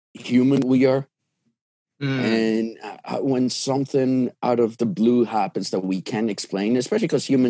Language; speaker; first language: English; early bilingual, other home language; Portuguese